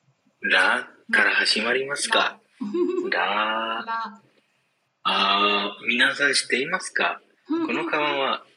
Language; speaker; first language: Japanese; non-native, learner; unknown